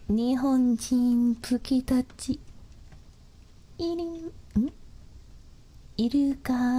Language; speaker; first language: Japanese; non-native, learner; English